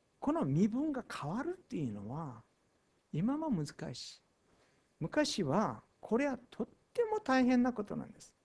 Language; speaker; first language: Japanese; non-native, fluent; Korean